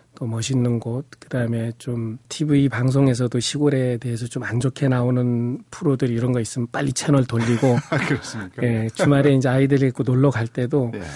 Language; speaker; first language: Korean; native; Korean